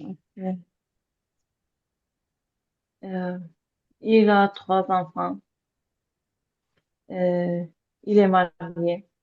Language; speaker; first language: French; non-native, learner; Azerbaijani